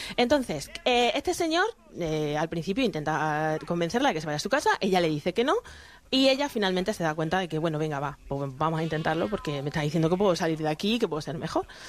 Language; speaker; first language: Spanish; native; Spanish